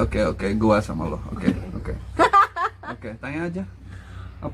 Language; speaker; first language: Indonesian; non-native, learner; Dutch